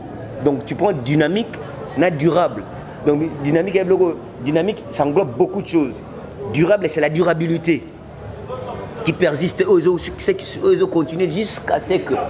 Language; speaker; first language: French; non-native, local second language; Lingala